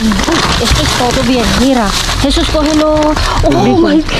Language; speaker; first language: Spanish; non-native, learner; Filipino